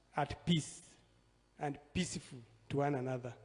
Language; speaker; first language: English; non-native, local second language; Swahili